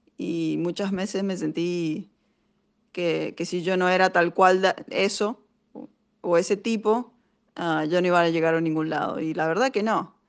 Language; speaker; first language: Spanish; native; Spanish